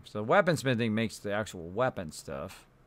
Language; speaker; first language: English; native; English